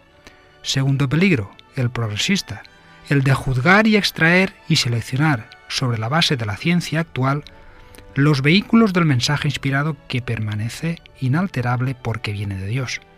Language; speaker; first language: Spanish; native; Spanish